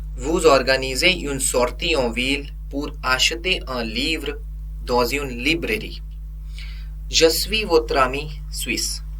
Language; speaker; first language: French; non-native, fluent; Hindi